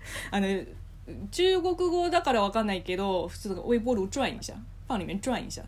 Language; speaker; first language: Japanese; non-native, fluent; Chinese